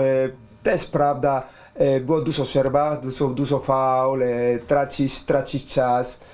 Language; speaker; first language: Polish; non-native, learner; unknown